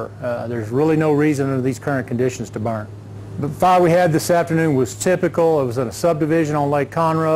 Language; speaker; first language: English; native; English